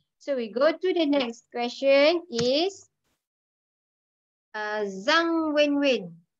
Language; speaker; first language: English; non-native, local second language; Malay